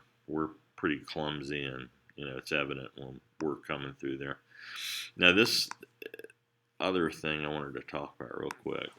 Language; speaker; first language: English; native; English